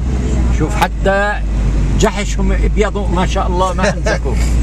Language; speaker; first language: Arabic; native; Arabic